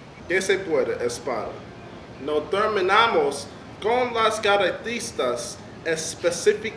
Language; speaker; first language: Spanish; non-native, learner; English